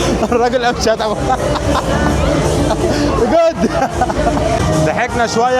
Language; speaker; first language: Arabic; native; Arabic